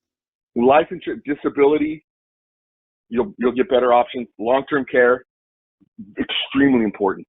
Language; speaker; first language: English; native; English